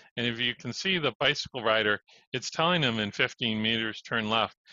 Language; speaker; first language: English; native; English